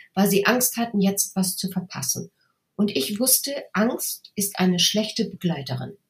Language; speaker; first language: German; native; German